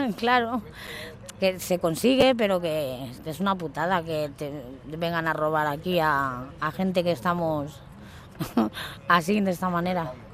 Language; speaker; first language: Spanish; native; Spanish